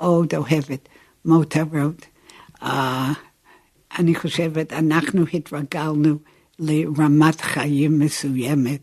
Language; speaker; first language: Hebrew; non-native, fluent; English